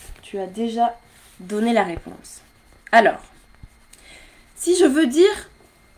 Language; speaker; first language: French; native; French